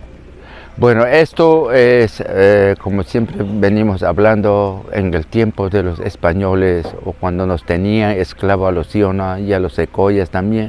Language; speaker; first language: Spanish; non-native, local second language; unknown